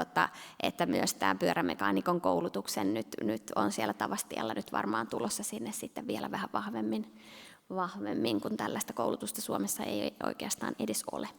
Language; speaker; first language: Finnish; native; Finnish